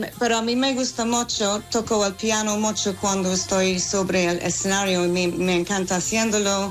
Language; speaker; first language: Spanish; non-native, fluent; English